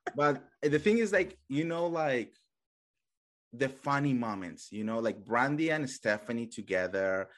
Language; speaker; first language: English; non-native, fluent; Spanish